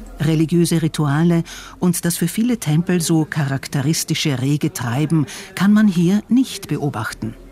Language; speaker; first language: German; native; German